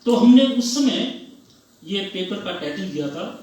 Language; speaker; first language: Hindi; non-native, local second language; Bangla